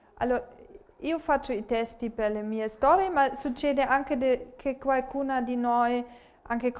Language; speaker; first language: Italian; non-native, fluent; German